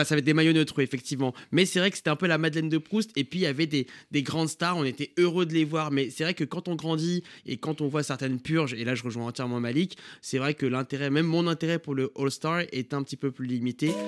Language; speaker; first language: French; native; French